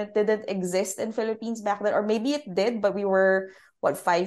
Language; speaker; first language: English; non-native, local second language; Filipino